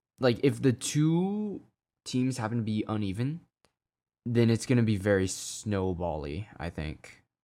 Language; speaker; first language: English; native; English